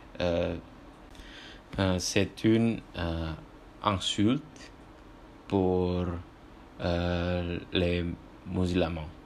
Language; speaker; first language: French; non-native, learner; Indonesian